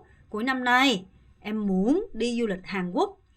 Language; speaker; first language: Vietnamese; non-native, fluent; Korean